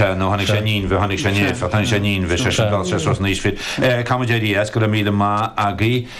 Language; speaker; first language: Irish; native; Irish